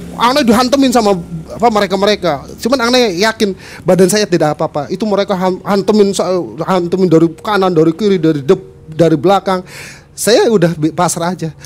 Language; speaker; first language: Indonesian; non-native, local second language; Sundanese